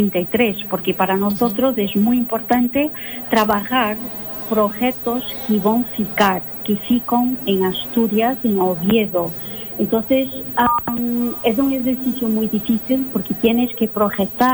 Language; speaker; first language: Spanish; non-native, local second language; Portuguese